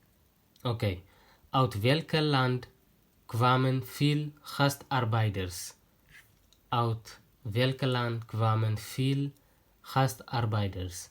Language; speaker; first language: Dutch; non-native, learner; Tigrinya